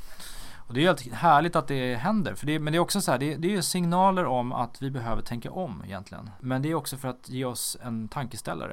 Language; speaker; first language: Swedish; native; Swedish